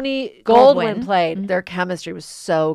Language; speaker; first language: English; native; English